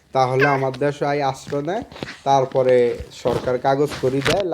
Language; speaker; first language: Bangla; native; Bangla